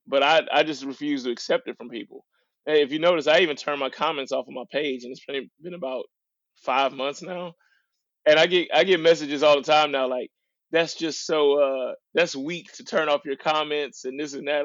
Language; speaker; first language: English; native; English